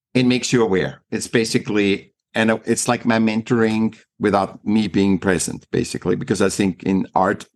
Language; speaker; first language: English; non-native, fluent; German